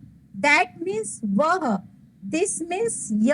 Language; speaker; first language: Hindi; native; Hindi